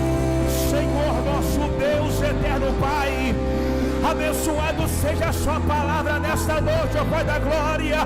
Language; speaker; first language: Portuguese; native; Portuguese